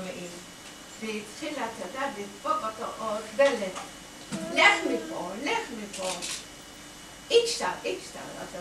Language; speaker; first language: Hebrew; non-native, fluent; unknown